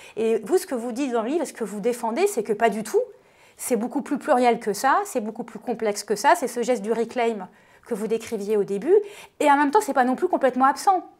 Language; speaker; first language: French; native; French